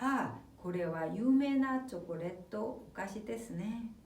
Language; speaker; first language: Japanese; non-native, fluent; Korean